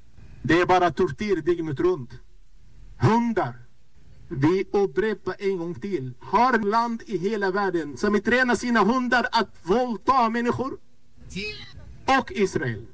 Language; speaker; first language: Swedish; non-native, fluent; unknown